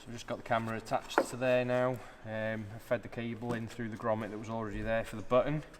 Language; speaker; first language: English; native; English